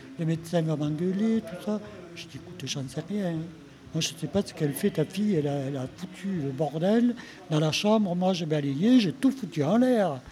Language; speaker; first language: French; native; French